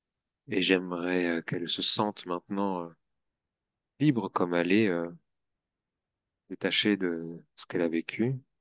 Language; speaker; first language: French; native; French